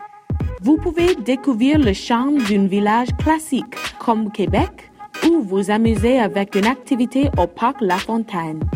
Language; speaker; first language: French; non-native, local second language; English